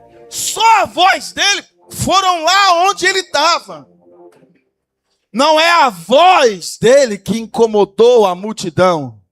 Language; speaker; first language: Portuguese; native; Portuguese